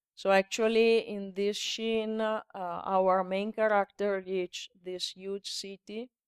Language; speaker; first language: English; non-native, learner; Italian